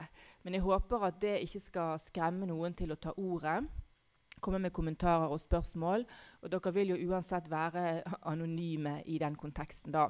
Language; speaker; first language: Norwegian; native; Norwegian